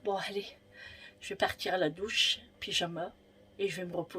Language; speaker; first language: French; native; French